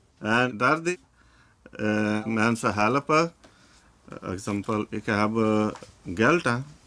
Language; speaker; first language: Dutch; non-native, learner; Punjabi